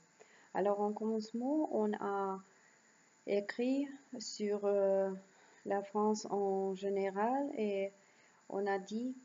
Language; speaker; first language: French; non-native, learner; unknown